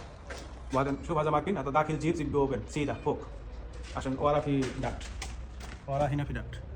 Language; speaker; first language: Arabic; non-native, learner; Bangla